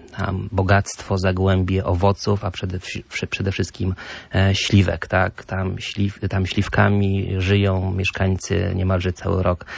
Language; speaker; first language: Polish; native; Polish